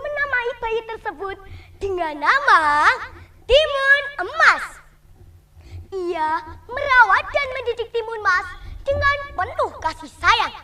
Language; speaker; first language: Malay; non-native, local second language; Javanese